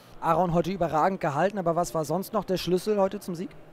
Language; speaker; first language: German; native; German